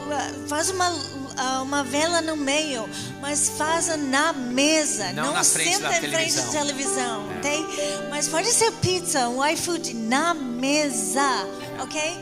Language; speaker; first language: Portuguese; non-native, fluent; English